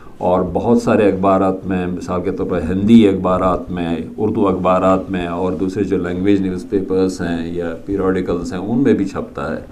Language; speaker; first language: Urdu; non-native, local second language; Kashmiri